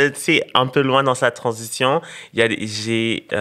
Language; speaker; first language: French; non-native, local second language; Rundi